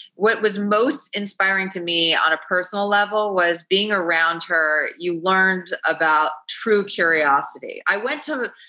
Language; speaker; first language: English; native; English